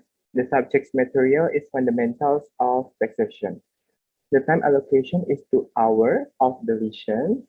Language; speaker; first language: English; non-native, learner; Indonesian